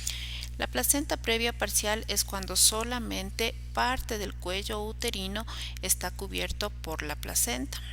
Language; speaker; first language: Spanish; native; Spanish